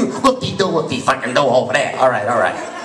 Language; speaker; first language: English; native; English